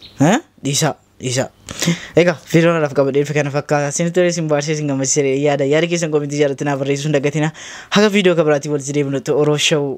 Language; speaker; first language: Oromo; native; Oromo